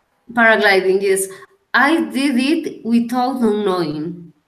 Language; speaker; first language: English; non-native, learner; Spanish